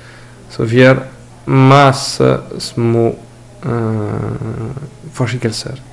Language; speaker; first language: Norwegian; non-native, learner; French